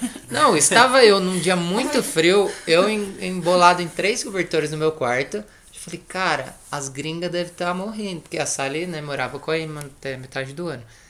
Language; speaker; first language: Portuguese; native; Portuguese